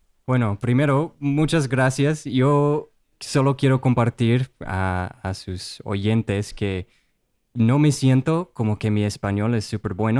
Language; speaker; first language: Spanish; non-native, fluent; English